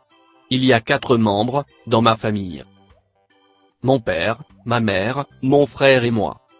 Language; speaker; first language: French; non-native, learner; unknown